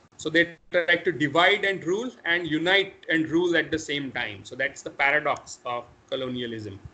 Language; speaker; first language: English; non-native, local second language; Marathi